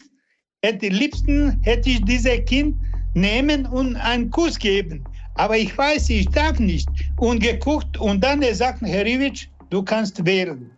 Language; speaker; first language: German; non-native, learner; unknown